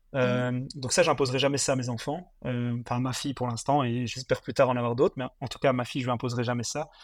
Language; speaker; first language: French; native; French